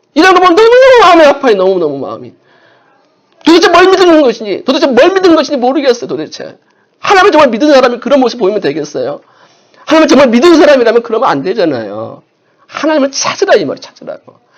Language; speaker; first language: Korean; native; Korean